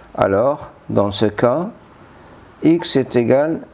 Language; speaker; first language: French; non-native, local second language; Arabic